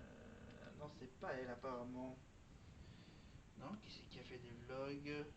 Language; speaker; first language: French; native; French